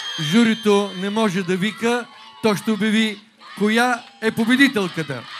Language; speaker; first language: Bulgarian; native; Bulgarian